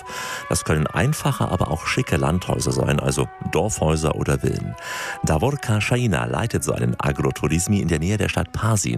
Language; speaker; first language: German; native; German